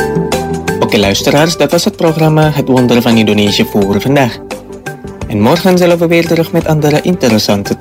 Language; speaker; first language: Dutch; non-native, fluent; Indonesian